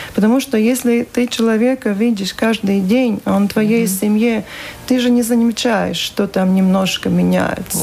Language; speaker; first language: Russian; non-native, local second language; Latvian